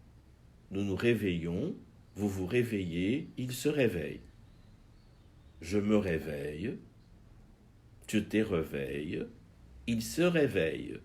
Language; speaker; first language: French; non-native, fluent; Portuguese